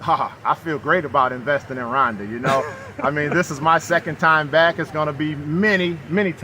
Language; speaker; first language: English; native; English